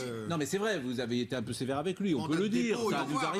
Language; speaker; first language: French; native; French